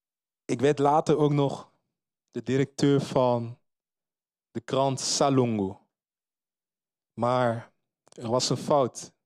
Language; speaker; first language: Dutch; early bilingual, other home language; Lingala